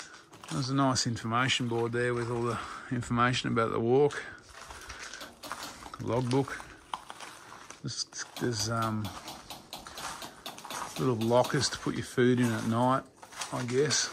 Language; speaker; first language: English; native; English